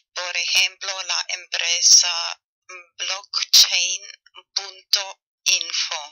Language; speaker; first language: Spanish; non-native, fluent; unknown